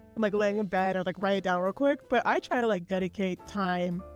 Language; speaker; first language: English; native; English